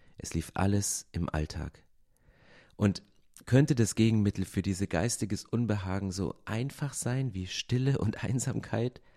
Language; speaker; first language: German; native; German